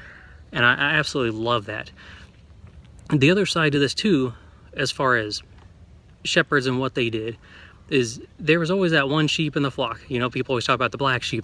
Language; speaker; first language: English; native; English